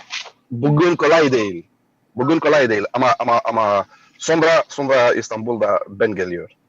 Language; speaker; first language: Turkish; non-native, learner; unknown